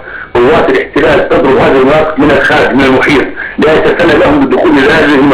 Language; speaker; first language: Arabic; native; Arabic